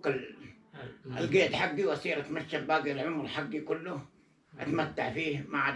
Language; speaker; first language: Arabic; native; Arabic